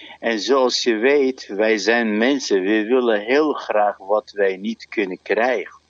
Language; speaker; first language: Dutch; non-native, fluent; Arabic